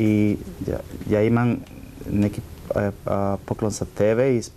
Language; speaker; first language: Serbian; non-native, learner; Spanish